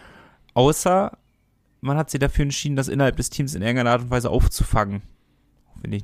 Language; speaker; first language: German; native; German